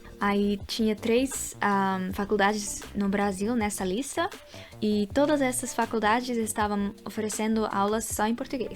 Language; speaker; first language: Portuguese; non-native, fluent; Dutch